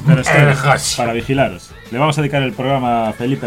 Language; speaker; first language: Spanish; native; Spanish